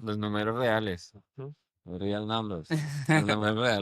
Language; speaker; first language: Spanish; native; Spanish